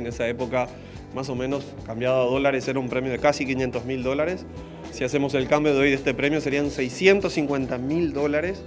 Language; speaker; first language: Spanish; native; Spanish